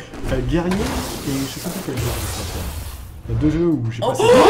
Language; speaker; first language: French; native; French